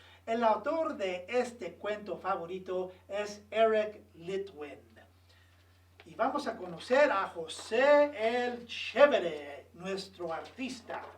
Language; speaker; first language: Spanish; early bilingual, other home language; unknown